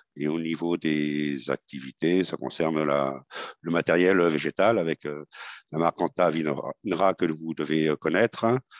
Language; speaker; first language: French; native; French